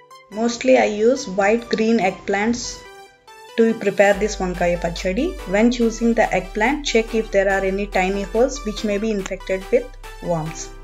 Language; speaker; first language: English; non-native, local second language; Telugu